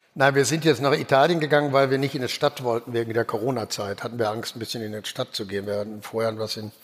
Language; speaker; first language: German; native; German